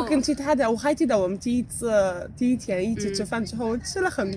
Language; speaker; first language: Chinese; non-native, fluent; Arabic